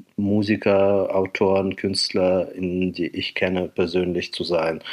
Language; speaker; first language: German; non-native, fluent; Ukrainian